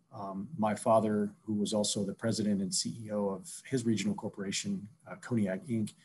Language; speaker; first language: English; native; English